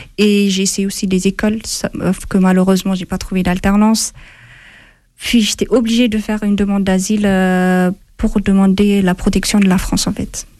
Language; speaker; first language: French; non-native, fluent; Amharic